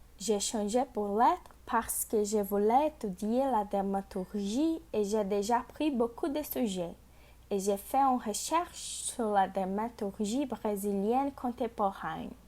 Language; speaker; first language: French; non-native, learner; Portuguese